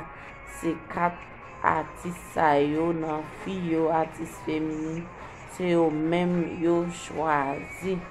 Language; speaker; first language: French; non-native, local second language; Haitian Creole